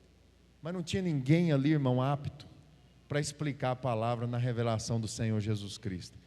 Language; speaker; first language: Portuguese; native; Portuguese